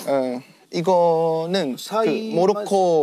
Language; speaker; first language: Korean; non-native, fluent; Thai